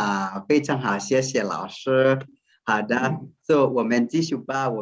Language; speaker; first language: Chinese; non-native, fluent; Swahili